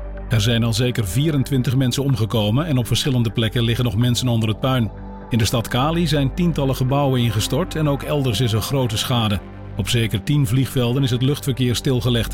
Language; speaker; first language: Dutch; native; Dutch